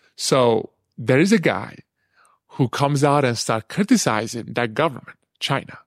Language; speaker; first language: English; non-native, fluent; Turkish